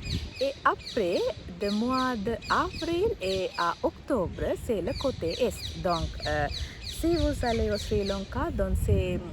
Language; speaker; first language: French; non-native, learner; Sinhala